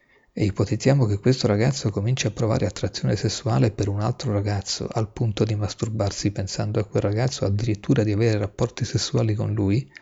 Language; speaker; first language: Italian; native; Italian